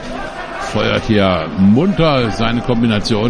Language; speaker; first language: German; native; German